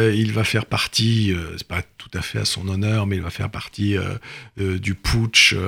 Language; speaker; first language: French; native; French